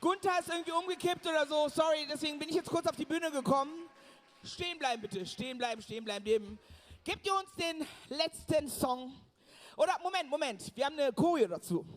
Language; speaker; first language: German; native; German